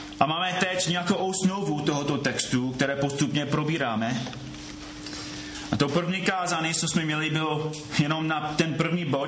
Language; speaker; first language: Czech; non-native, fluent; English